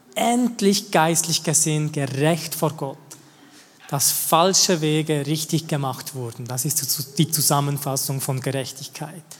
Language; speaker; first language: German; native; German